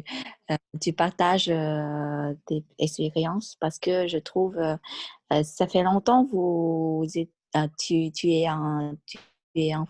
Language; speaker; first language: French; non-native, learner; Vietnamese